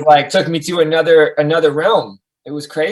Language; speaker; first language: English; native; English